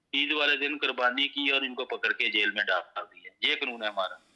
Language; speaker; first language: Urdu; non-native, local second language; Punjabi